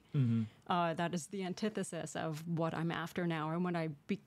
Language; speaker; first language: English; native; English